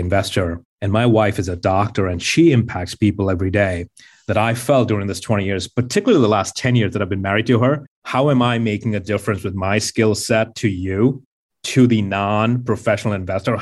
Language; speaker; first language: English; non-native, local second language; Hindi